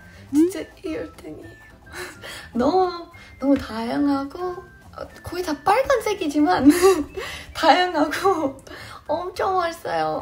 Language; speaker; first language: Korean; non-native, fluent; English